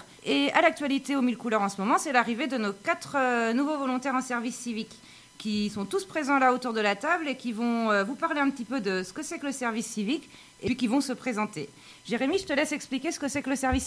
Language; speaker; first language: French; native; French